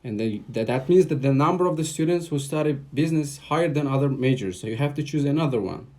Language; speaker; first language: English; non-native, fluent; Uzbek